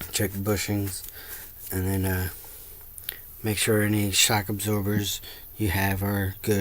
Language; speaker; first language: English; native; English